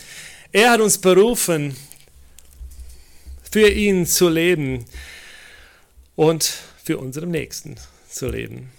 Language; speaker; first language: German; non-native, fluent; English